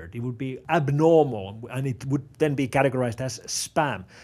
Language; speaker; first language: English; non-native, fluent; Finnish